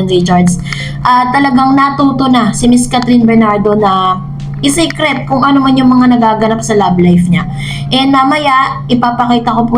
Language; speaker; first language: Filipino; native; Filipino